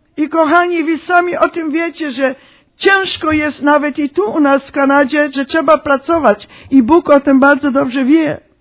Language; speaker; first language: Polish; early bilingual, heritage; Polish